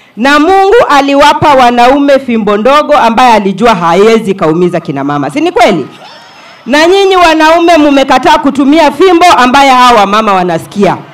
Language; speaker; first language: Swahili; non-native, local second language; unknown